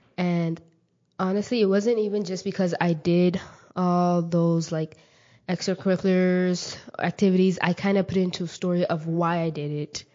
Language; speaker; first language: English; early bilingual, other home language; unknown